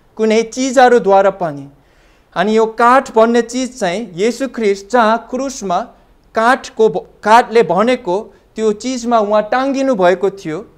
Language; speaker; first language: Nepali; non-native, fluent; Korean